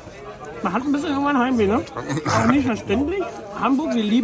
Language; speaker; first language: German; native; German